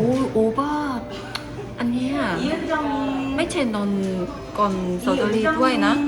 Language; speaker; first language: Thai; non-native, learner; Korean